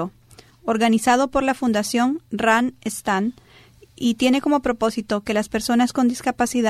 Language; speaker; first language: Spanish; native; Spanish